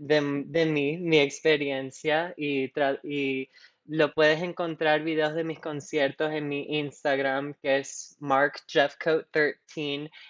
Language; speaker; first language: Spanish; non-native, local second language; English